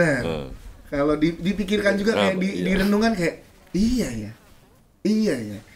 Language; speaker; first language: Indonesian; native; Indonesian